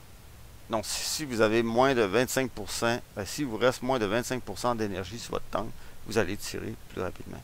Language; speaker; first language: French; native; French